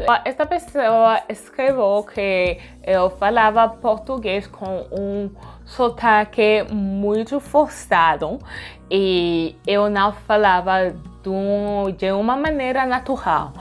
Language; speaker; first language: Portuguese; non-native, learner; French